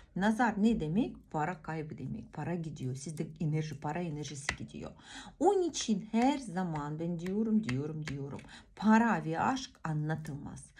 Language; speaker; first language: Turkish; non-native, fluent; Russian